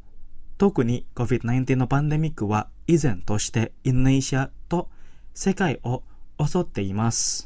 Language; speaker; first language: Japanese; non-native, fluent; Indonesian